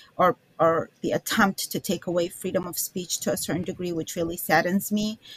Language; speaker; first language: English; early bilingual, other home language; Arabic